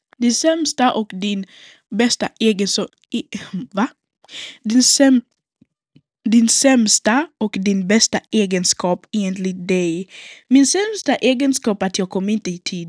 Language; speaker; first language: Swedish; non-native, local second language; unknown